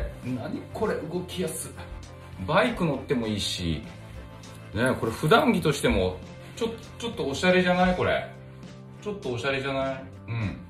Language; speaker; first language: Japanese; native; Japanese